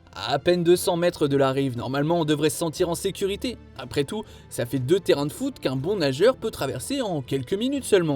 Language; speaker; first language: French; native; French